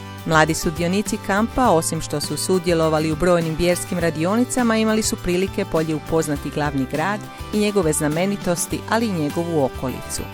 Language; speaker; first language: Croatian; native; Croatian